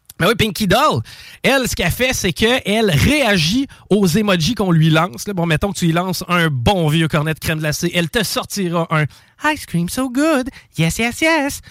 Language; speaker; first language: French; native; French